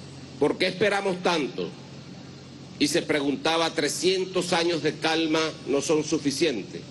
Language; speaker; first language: Spanish; native; Spanish